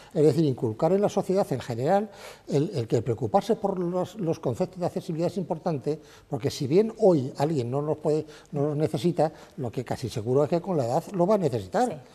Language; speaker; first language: Spanish; native; Spanish